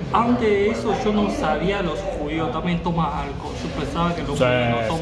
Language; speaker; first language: Spanish; non-native, learner; Chinese